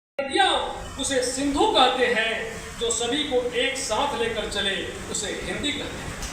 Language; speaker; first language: Hindi; native; Hindi